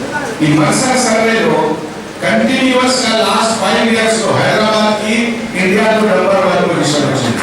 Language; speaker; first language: Telugu; non-native, fluent; Hindi